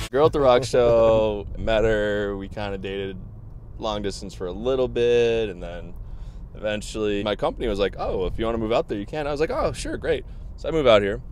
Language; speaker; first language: English; native; English